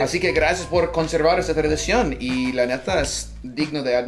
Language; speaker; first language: Spanish; non-native, fluent; English